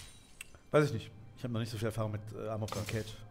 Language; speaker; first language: German; native; German